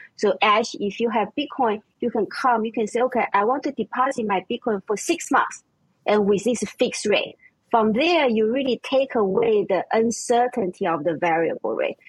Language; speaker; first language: English; non-native, fluent; German